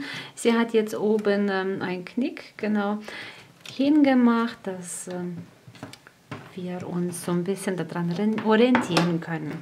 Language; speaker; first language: German; native; German